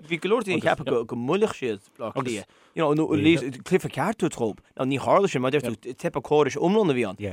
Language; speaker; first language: Irish; non-native, local second language; English